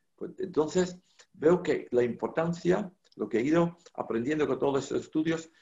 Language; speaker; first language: Spanish; non-native, fluent; Dutch